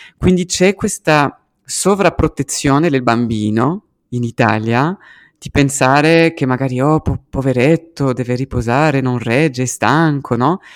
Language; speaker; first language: Italian; early bilingual, heritage; French